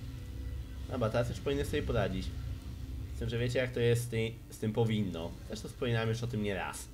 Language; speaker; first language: Polish; native; Polish